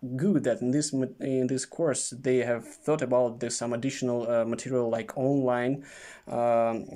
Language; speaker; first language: English; non-native, fluent; Russian